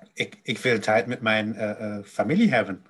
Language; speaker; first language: Dutch; non-native, learner; German